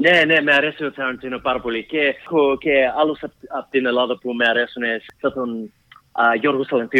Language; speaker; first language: Greek; early bilingual, heritage; Greek